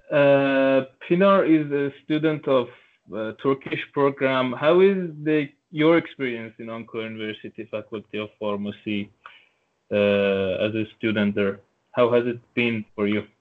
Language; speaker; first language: English; non-native, local second language; Turkish